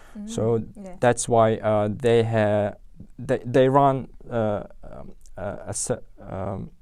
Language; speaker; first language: English; non-native, fluent; Uzbek